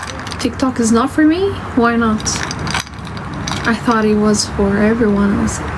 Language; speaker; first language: English; non-native, fluent; Amharic